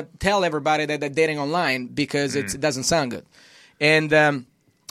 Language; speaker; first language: English; non-native, fluent; Italian